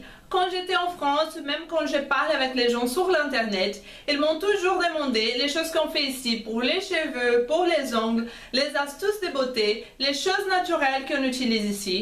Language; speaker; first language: French; non-native, fluent; Portuguese